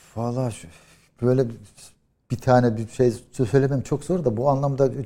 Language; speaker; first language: Turkish; native; Turkish